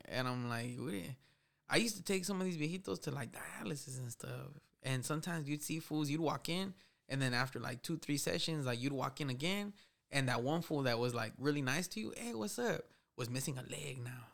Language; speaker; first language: English; early bilingual, other home language; Spanish